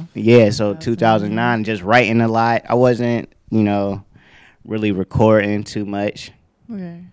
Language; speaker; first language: English; native; English